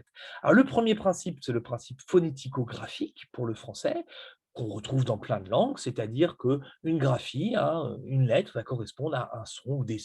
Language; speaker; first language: French; native; French